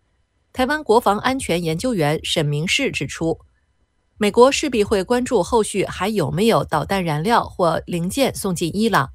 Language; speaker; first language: Chinese; native; Chinese